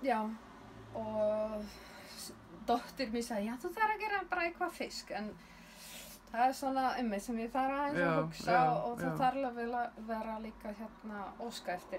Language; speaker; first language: Icelandic; non-native, learner; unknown